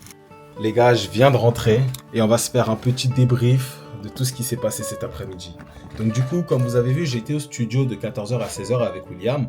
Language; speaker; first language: French; native; French